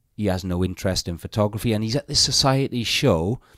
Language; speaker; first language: English; native; English